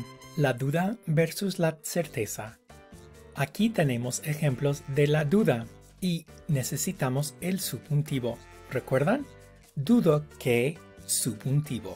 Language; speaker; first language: Spanish; non-native, fluent; English